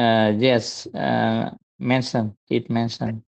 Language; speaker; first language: English; non-native, learner; Vietnamese